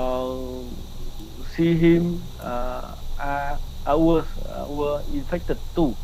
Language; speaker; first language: English; non-native, learner; Vietnamese